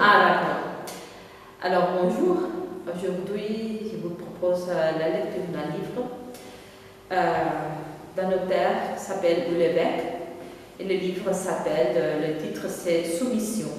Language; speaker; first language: French; non-native, fluent; Catalan